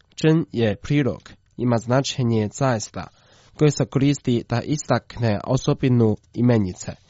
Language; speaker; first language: Croatian; non-native, fluent; Chinese